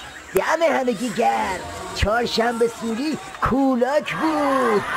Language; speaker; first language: Persian; native; Persian